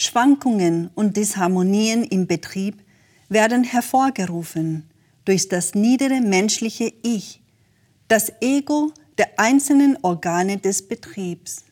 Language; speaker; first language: German; native; German